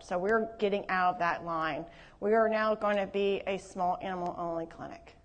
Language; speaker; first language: English; native; English